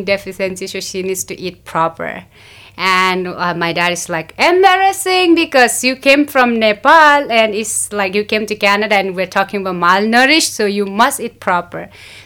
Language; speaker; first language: English; non-native, local second language; Nepali